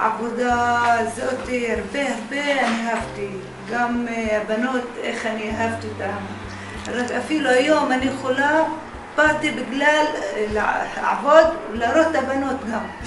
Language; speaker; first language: Hebrew; non-native, local second language; Arabic